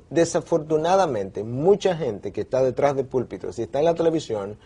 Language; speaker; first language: Spanish; native; Spanish